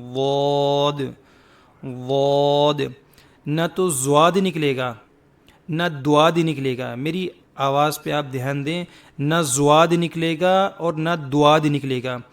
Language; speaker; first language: Urdu; native; Urdu